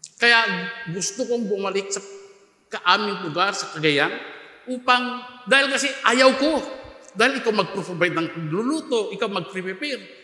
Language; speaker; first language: Filipino; non-native, local second language; Iloko